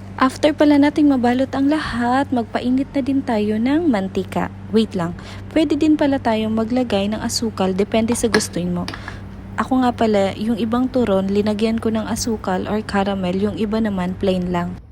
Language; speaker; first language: Filipino; non-native, local second language; Bikol